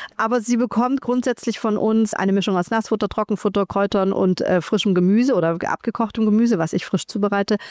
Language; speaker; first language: German; native; German